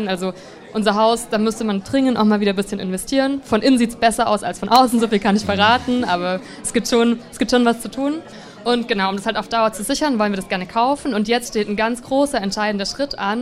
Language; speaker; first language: German; native; German